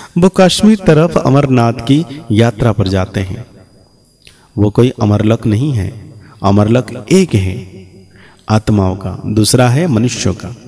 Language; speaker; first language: Hindi; native; Hindi